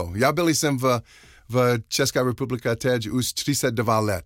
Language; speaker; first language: Czech; non-native, learner; English